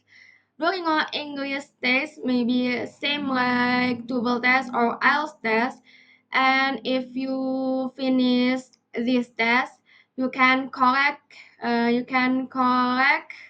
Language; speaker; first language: English; non-native, learner; Indonesian